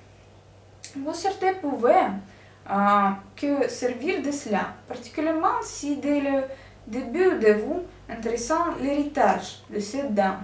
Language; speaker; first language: French; non-native, learner; Russian